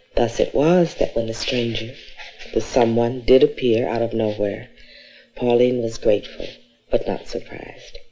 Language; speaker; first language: English; native; English